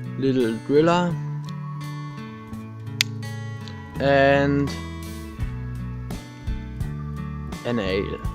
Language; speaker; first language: English; non-native, fluent; German